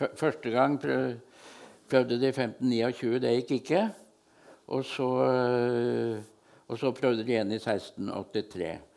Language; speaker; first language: Norwegian; native; Norwegian